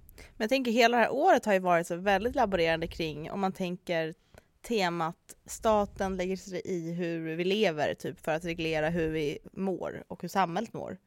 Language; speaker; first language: Swedish; native; Swedish